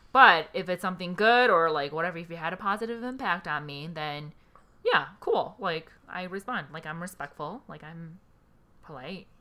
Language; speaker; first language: English; early bilingual, other home language; Korean